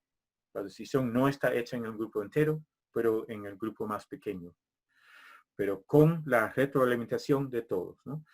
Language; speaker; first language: Spanish; non-native, fluent; English